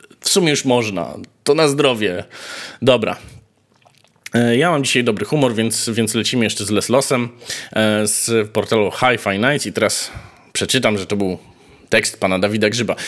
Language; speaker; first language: Polish; native; Polish